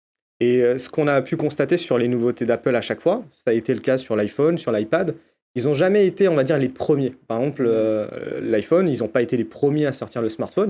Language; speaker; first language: French; native; French